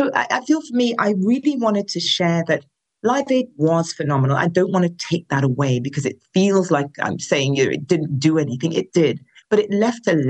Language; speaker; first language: English; non-native, local second language; Yoruba